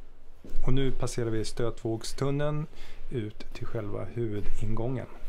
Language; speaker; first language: Swedish; native; Swedish